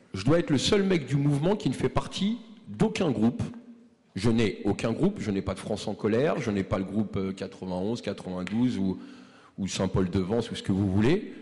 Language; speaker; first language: French; native; French